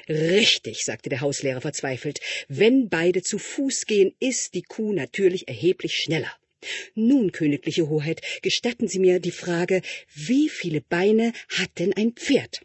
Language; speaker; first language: German; native; German